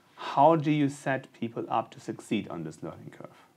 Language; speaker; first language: English; non-native, fluent; German